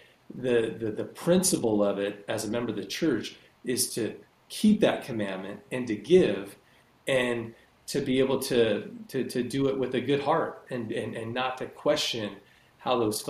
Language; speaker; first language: English; native; English